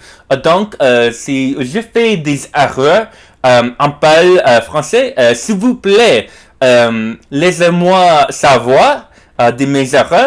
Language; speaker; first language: French; non-native, learner; English